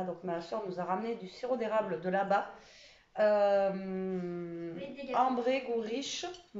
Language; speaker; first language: French; native; French